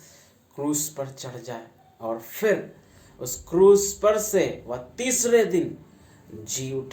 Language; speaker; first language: Hindi; native; Hindi